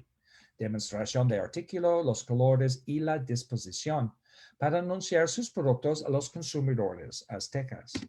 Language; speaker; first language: Spanish; non-native, fluent; English